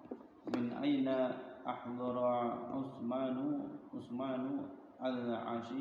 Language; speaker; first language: Arabic; non-native, learner; Indonesian